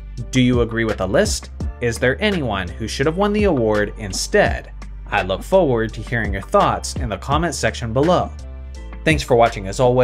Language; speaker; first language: English; native; English